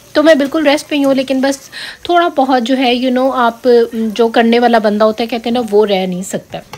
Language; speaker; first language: Urdu; native; Urdu